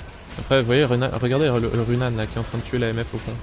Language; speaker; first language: French; native; French